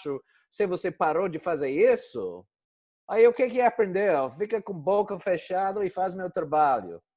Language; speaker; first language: Portuguese; non-native, fluent; English